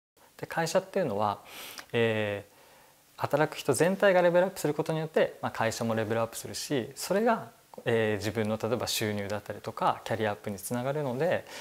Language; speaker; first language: Japanese; native; Japanese